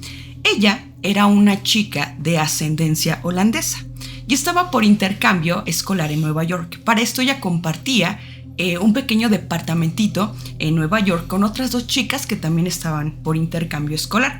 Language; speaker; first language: Spanish; native; Spanish